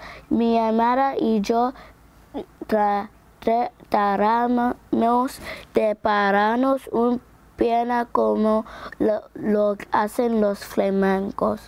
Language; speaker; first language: Spanish; non-native, learner; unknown